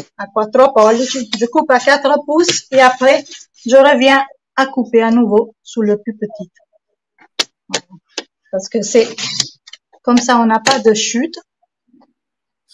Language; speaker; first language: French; non-native, fluent; Italian